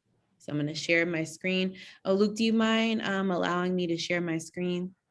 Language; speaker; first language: English; native; English